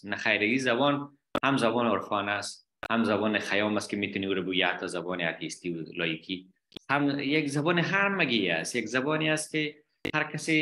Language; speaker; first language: Persian; native; Persian